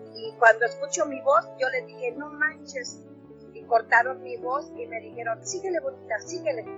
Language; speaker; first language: Spanish; native; Spanish